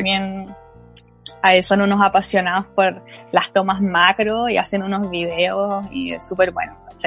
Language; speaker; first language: Spanish; native; Spanish